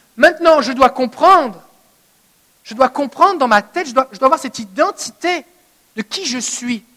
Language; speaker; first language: French; native; French